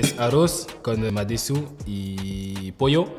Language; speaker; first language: Spanish; non-native, learner; French